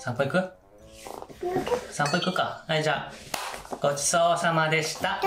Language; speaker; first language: Japanese; native; Japanese